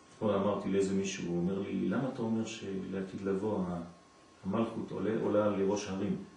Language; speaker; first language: Hebrew; non-native, fluent; French